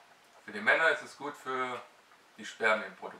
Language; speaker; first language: German; native; German